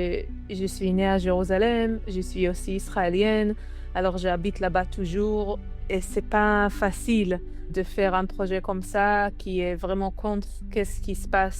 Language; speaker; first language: French; non-native, learner; Hebrew